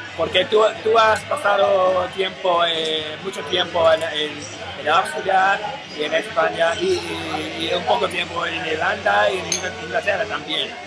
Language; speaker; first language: Spanish; non-native, learner; English